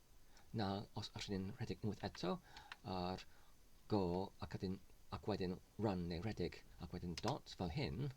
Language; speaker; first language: Welsh; non-native, learner; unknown